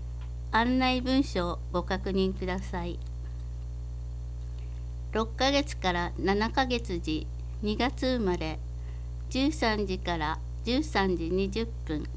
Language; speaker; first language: Japanese; native; Japanese